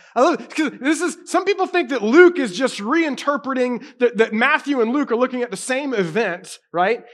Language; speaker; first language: English; native; English